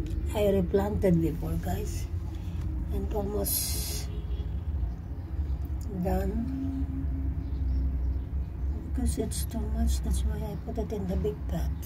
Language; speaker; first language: English; non-native, learner; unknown